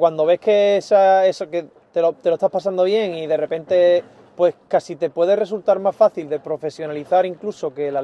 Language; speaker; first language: Spanish; native; Spanish